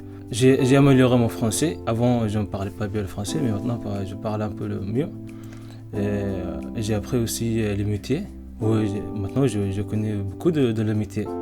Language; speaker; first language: French; non-native, learner; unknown